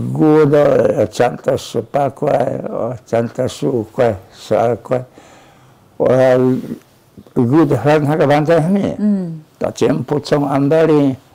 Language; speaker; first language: Chinese; non-native, local second language; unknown